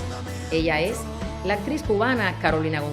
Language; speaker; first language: Spanish; native; Spanish